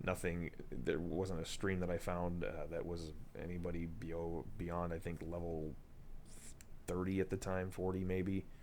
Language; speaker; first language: English; native; English